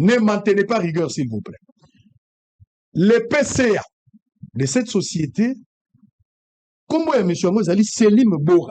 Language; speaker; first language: French; non-native, local second language; Lingala